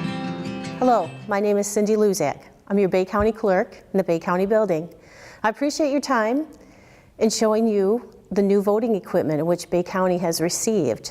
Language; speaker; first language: English; native; English